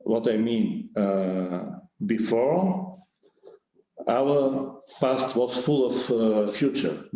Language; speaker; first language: English; non-native, fluent; Bulgarian